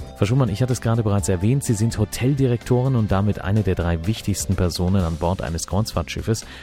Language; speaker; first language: German; native; German